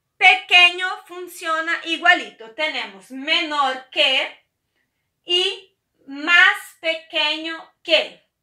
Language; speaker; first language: Spanish; non-native, fluent; Portuguese